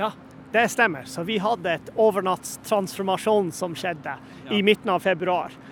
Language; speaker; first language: Norwegian; non-native, fluent; English